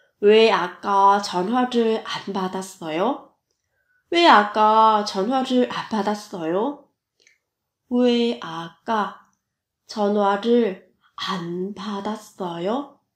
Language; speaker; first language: Korean; non-native, fluent; Vietnamese